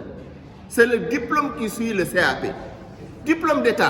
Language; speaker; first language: French; non-native, local second language; Wolof